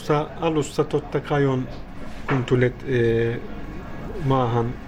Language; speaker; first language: Finnish; non-native, fluent; Turkish